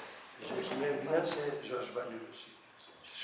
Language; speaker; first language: French; non-native, fluent; Portuguese